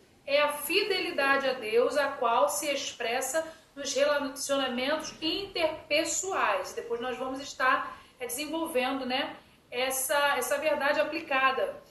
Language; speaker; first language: Portuguese; native; Portuguese